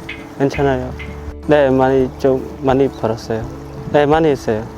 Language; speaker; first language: Korean; non-native, learner; Khmer